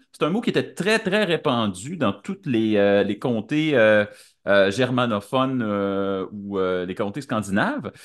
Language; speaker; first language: French; native; French